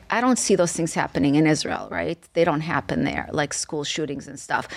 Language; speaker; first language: English; non-native, fluent; Hebrew